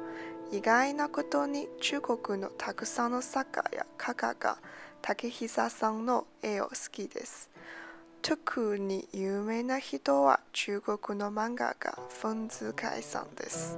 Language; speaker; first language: Japanese; non-native, learner; Chinese